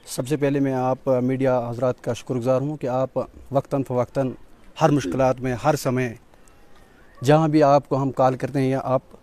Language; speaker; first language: Hindi; non-native, local second language; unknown